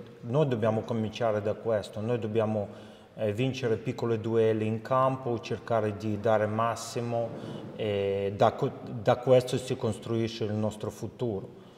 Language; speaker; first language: Italian; non-native, fluent; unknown